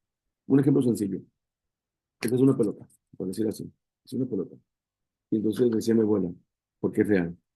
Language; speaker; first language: Spanish; native; Spanish